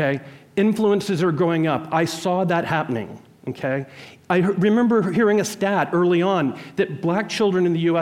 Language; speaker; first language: English; native; English